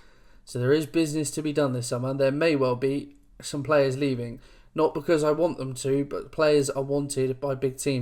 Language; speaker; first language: English; native; English